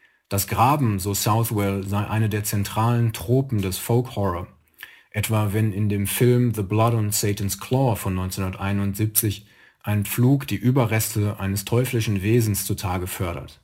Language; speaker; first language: German; native; German